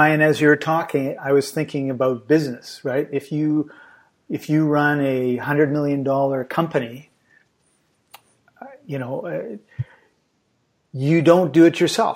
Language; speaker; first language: English; native; English